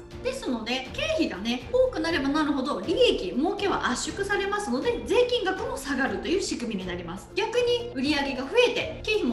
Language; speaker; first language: Japanese; native; Japanese